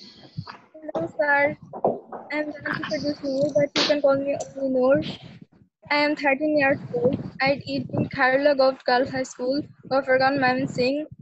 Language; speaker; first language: English; non-native, learner; Bangla